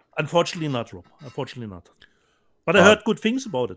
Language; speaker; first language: English; non-native, fluent; German